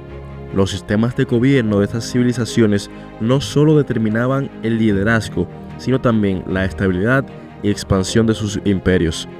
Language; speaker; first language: Spanish; native; Spanish